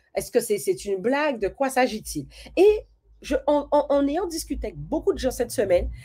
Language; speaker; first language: French; native; French